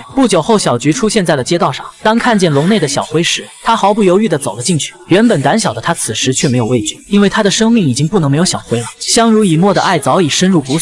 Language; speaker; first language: Chinese; native; Chinese